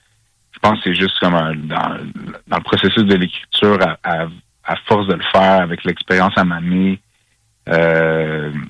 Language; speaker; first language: French; native; French